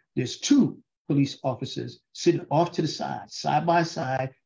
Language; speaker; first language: English; native; English